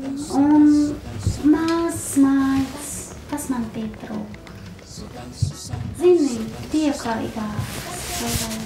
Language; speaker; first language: Latvian; non-native, learner; Portuguese